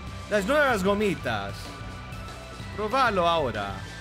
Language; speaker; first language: Spanish; native; Spanish